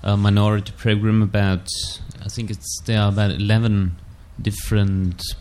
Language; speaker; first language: English; non-native, fluent; German